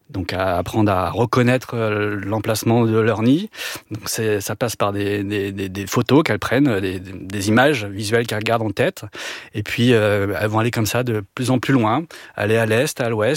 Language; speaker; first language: French; native; French